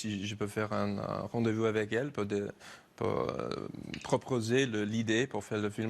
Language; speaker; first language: French; non-native, learner; English